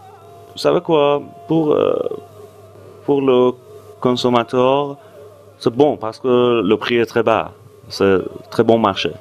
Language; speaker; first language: French; non-native, fluent; Persian